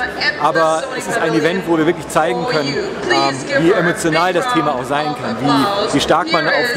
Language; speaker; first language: German; native; German